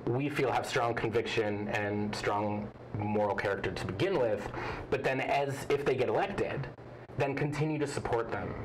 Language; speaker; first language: English; native; English